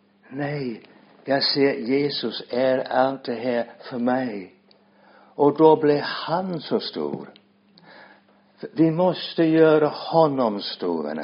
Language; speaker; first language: Swedish; non-native, fluent; English